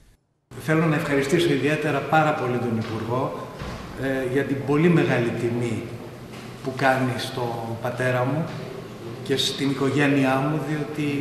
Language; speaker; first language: Greek; native; Greek